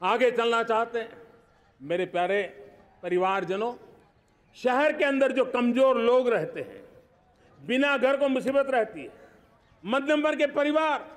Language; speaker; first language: Hindi; non-native, local second language; Gujarati